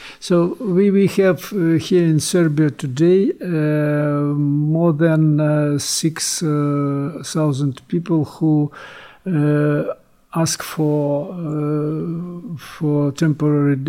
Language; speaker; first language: English; non-native, learner; Ukrainian